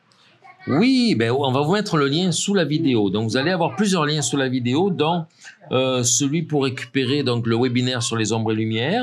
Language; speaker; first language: French; native; French